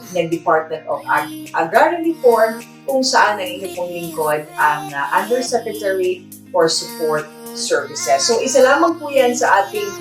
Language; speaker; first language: Filipino; native; Filipino